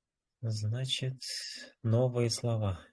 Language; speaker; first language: Russian; non-native, fluent; Uzbek